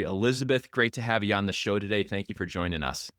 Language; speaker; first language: English; native; English